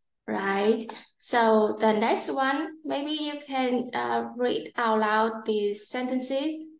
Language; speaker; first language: English; non-native, learner; Vietnamese